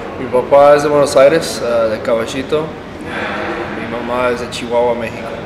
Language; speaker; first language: Spanish; early bilingual, heritage; Spanish